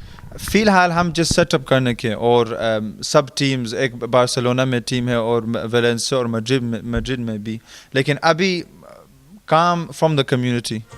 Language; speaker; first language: Hindi; early bilingual, heritage; Hindi